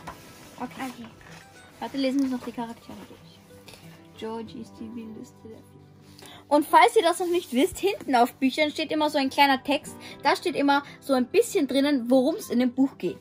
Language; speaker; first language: German; native; German